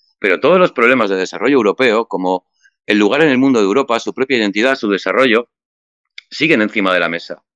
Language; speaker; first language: Spanish; native; Spanish